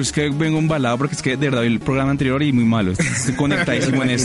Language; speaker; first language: Spanish; native; Spanish